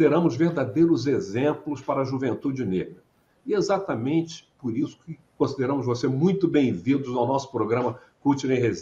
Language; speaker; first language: Portuguese; native; Portuguese